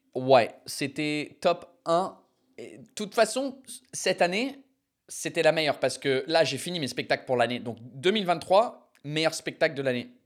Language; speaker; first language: French; non-native, fluent; English